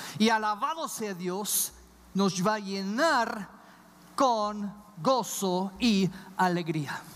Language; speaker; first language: Spanish; non-native, fluent; English